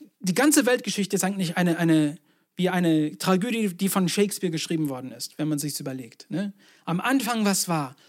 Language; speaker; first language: German; non-native, fluent; English